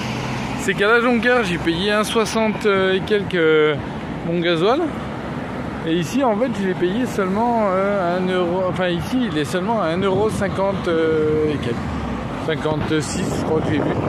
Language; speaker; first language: French; native; French